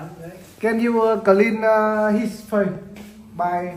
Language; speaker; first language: English; non-native, learner; Vietnamese